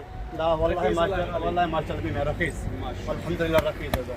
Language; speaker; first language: Arabic; non-native, learner; Saraiki